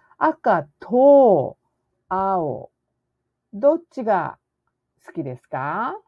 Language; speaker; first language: Japanese; non-native, fluent; English